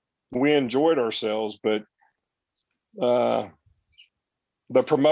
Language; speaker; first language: English; native; English